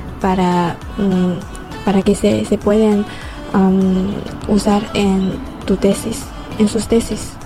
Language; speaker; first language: Spanish; non-native, fluent; Chinese